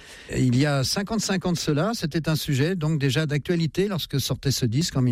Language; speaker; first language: French; native; French